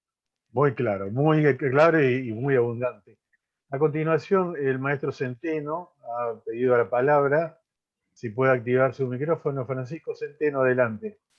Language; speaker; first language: Spanish; native; Spanish